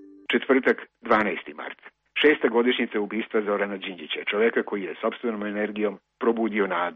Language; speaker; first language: Croatian; native; Croatian